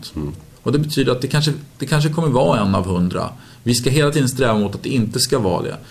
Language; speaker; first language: Swedish; native; Swedish